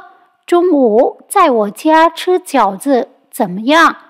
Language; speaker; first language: Chinese; non-native, fluent; Vietnamese